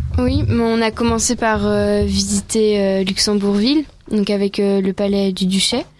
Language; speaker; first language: French; native; French